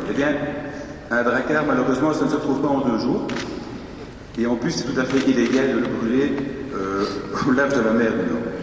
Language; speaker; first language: French; native; French